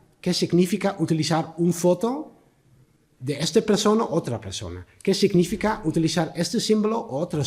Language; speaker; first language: Spanish; non-native, learner; Dutch